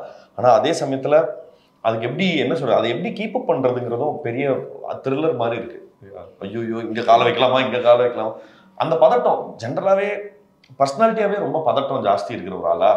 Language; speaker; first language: Tamil; native; Tamil